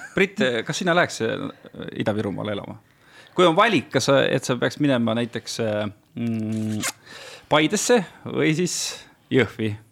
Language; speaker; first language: Estonian; native; Estonian